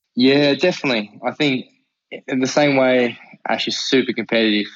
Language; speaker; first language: English; native; English